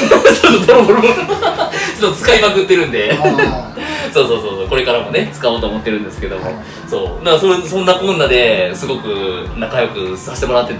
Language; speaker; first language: Japanese; native; Japanese